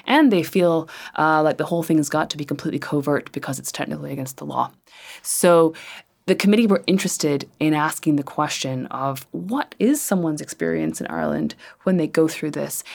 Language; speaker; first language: English; native; English